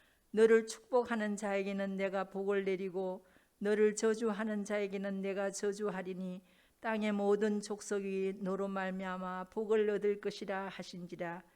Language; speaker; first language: Korean; native; Korean